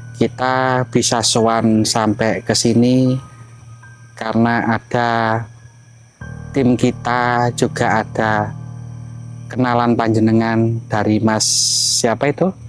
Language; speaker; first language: Indonesian; non-native, local second language; Javanese